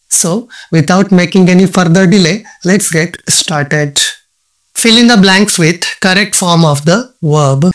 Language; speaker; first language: English; non-native, local second language; Kannada